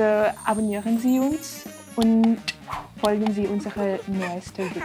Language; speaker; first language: German; non-native, fluent; Chinese